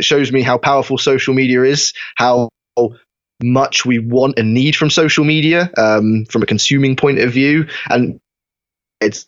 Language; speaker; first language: English; native; English